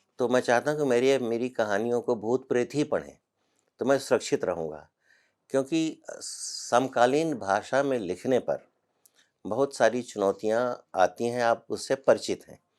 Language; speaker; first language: Hindi; native; Hindi